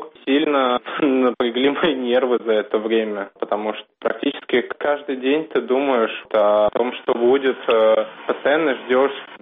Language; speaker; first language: Russian; native; Russian